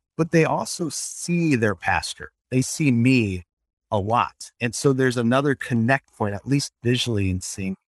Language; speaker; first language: English; native; English